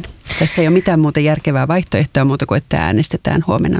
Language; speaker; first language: Finnish; native; Finnish